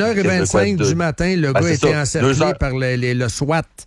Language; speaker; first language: French; native; French